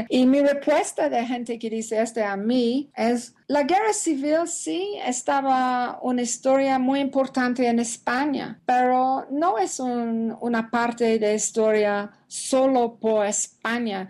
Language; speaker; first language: Spanish; non-native, learner; English